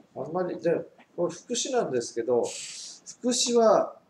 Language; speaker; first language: Japanese; native; Japanese